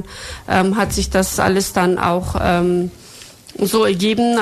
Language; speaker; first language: German; early bilingual, other home language; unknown